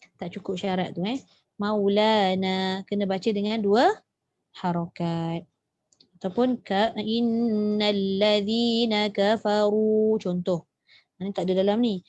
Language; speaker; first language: Malay; native; Malay